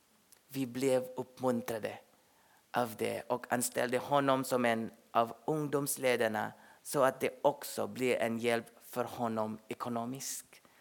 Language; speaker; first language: Swedish; non-native, fluent; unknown